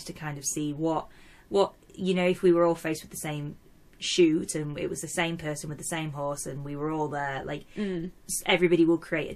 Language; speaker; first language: English; native; English